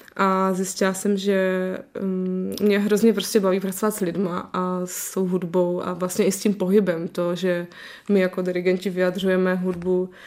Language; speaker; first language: Czech; native; Czech